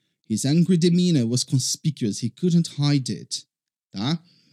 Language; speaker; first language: English; non-native, fluent; Portuguese